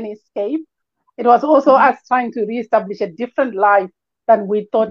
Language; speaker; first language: English; non-native, local second language; Shona